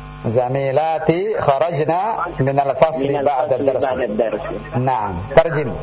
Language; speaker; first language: Arabic; non-native, fluent; Indonesian